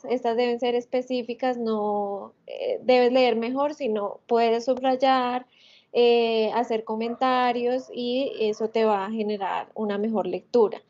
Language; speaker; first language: Spanish; native; Spanish